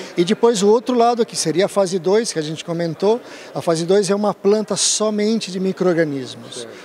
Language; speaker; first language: Portuguese; native; Portuguese